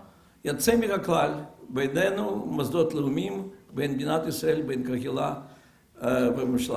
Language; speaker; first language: Hebrew; non-native, fluent; Russian